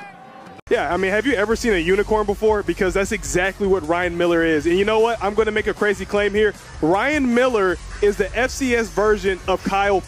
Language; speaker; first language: English; native; English